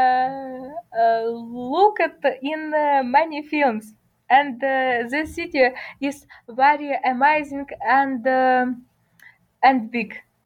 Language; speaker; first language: English; non-native, learner; Ukrainian